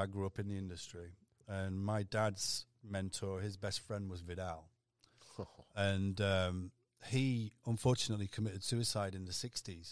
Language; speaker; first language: English; native; English